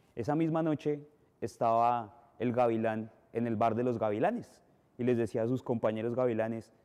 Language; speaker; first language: Spanish; native; Spanish